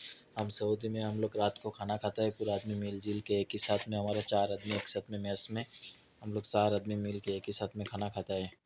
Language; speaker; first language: Hindi; non-native, learner; Bangla